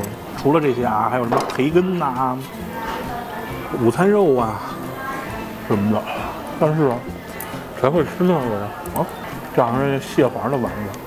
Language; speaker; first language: Chinese; native; Chinese